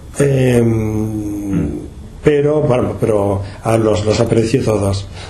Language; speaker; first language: Spanish; native; Spanish